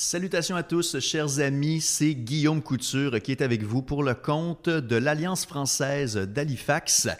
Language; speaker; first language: French; native; French